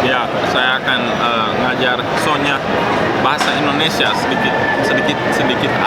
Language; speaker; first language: Indonesian; non-native, local second language; English